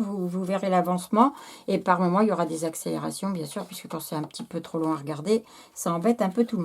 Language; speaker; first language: French; native; French